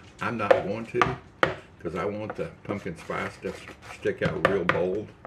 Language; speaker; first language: English; native; English